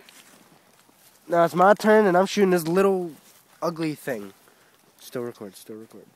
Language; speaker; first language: English; native; English